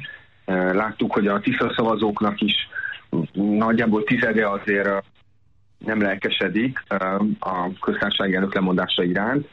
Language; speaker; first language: Hungarian; native; Hungarian